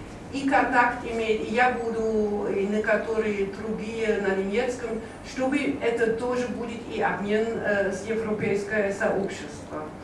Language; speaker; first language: Russian; non-native, learner; German